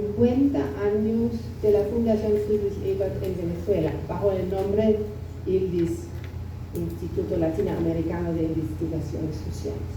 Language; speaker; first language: Spanish; non-native, fluent; German